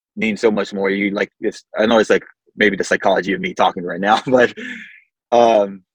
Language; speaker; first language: English; early bilingual, other home language; Samoan